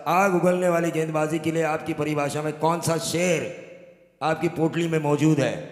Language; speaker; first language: Hindi; non-native, local second language; Marathi